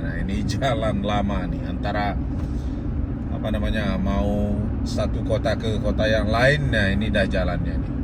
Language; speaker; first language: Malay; non-native, local second language; Balinese